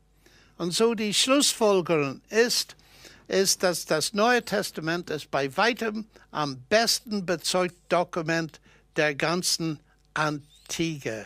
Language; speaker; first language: German; non-native, fluent; English